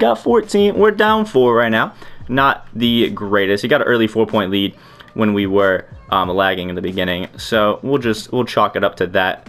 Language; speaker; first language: English; native; English